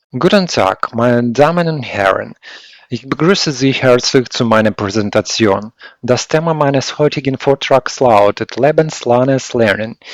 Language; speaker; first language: German; non-native, learner; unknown